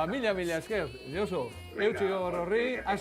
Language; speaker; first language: Basque; native; Basque